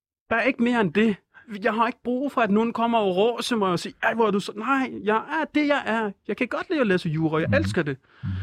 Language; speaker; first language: Danish; non-native, fluent; Persian